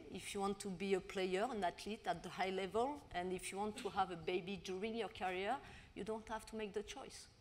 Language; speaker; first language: English; non-native, learner; French